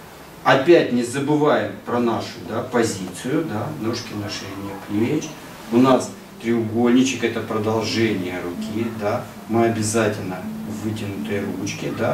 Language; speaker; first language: Russian; native; Russian